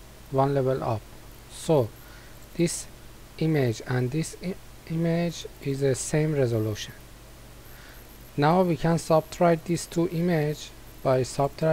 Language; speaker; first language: English; non-native, fluent; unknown